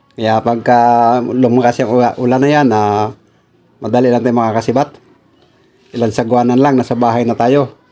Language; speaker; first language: Filipino; non-native, local second language; Cebuano